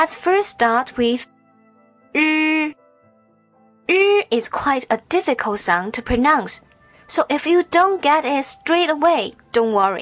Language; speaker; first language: English; non-native, fluent; Chinese